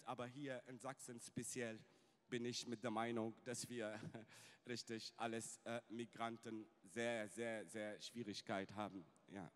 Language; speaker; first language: German; non-native, fluent; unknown